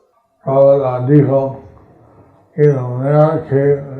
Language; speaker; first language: Spanish; non-native, learner; English